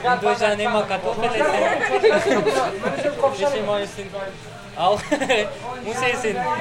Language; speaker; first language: German; non-native, learner; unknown